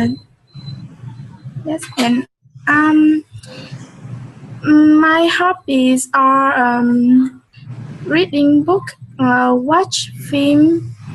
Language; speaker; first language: English; non-native, learner; Vietnamese